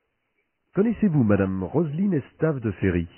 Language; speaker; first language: French; native; French